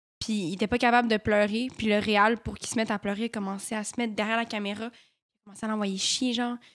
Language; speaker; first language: French; native; French